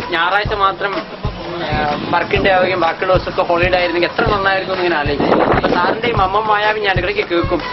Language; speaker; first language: Malayalam; non-native, local second language; Hindi